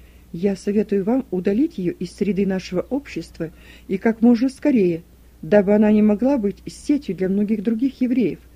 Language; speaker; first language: Russian; native; Russian